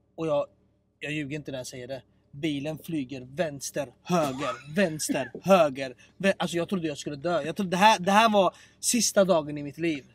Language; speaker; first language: Swedish; native; Swedish